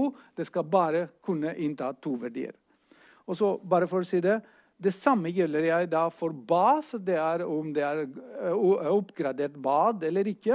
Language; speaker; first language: Norwegian; non-native, fluent; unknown